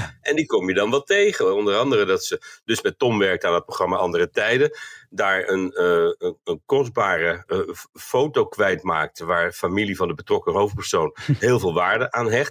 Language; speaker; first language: Dutch; native; Dutch